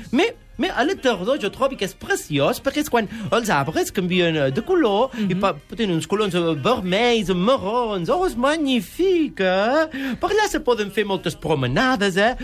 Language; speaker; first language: Catalan; non-native, local second language; French